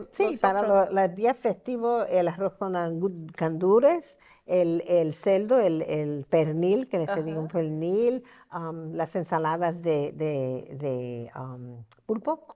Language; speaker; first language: Spanish; early bilingual, heritage; Spanish